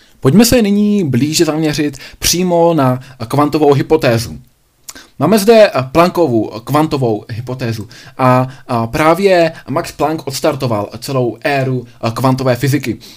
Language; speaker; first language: Czech; native; Czech